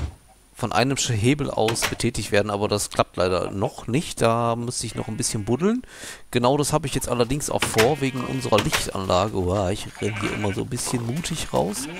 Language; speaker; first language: German; native; German